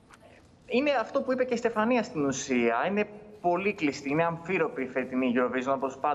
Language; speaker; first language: Greek; native; Greek